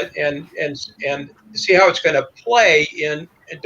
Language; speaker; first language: English; native; English